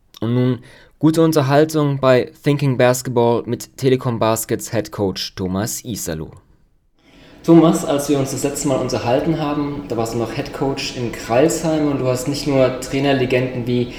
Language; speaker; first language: German; native; German